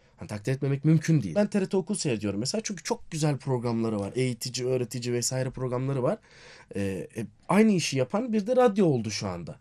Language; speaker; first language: Turkish; native; Turkish